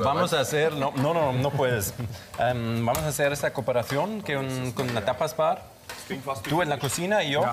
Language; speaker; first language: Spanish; non-native, learner; German